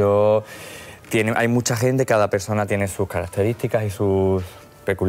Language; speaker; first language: Spanish; native; Spanish